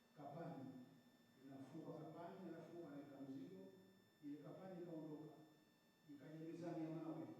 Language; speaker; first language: Swahili; native; Swahili